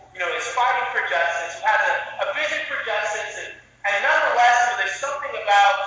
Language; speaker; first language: English; native; English